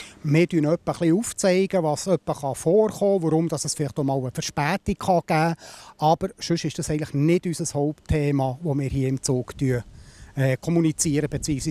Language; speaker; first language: German; native; German